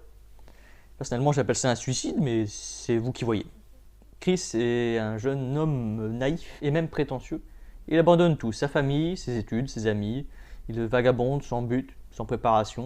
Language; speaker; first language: French; native; French